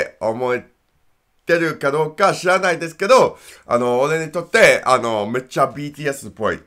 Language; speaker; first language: Japanese; non-native, learner; English